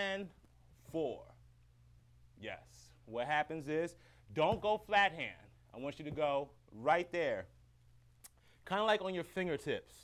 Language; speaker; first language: English; native; English